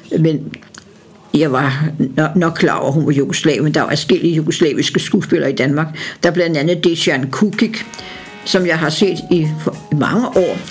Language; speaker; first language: Danish; native; Danish